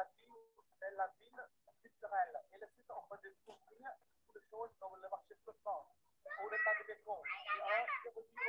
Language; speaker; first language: French; non-native, fluent; Vietnamese